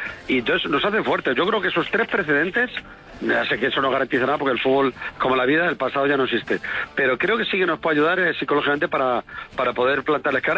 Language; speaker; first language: Spanish; native; Spanish